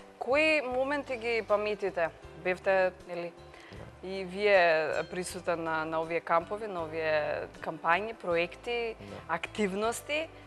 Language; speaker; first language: Macedonian; native; Macedonian